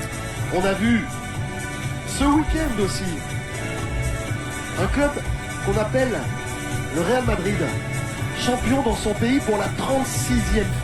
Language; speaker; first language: French; native; French